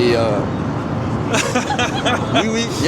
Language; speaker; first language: French; native; French